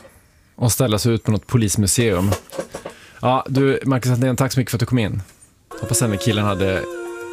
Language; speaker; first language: Swedish; native; Swedish